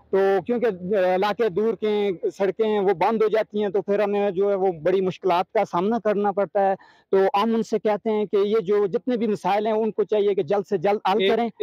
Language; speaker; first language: Urdu; native; Urdu